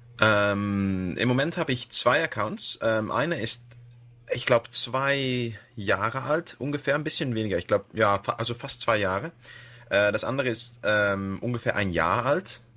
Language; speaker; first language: German; early bilingual, heritage; Dutch